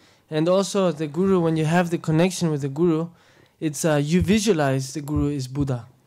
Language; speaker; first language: English; non-native, fluent; Spanish